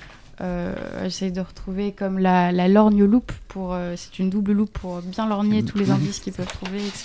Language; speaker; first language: French; native; French